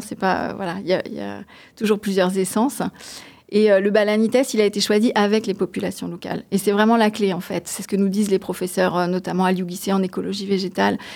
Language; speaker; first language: French; native; French